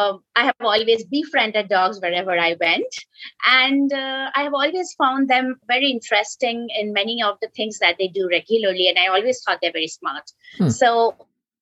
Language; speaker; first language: English; non-native, local second language; Bangla